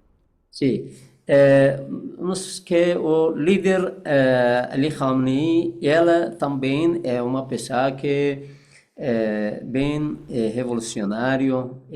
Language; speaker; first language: Portuguese; non-native, fluent; Persian